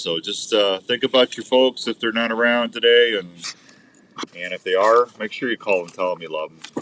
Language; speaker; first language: English; native; English